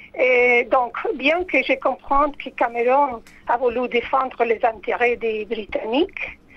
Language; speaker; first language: French; non-native, fluent; Spanish